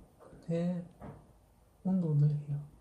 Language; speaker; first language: Korean; non-native, fluent; Kazakh